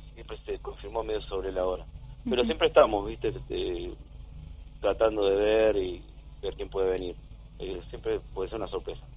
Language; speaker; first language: Spanish; native; Spanish